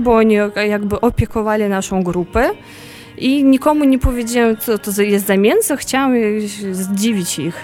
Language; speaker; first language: Polish; non-native, fluent; Russian